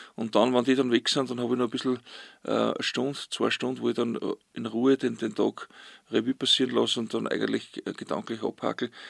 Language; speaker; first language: German; native; German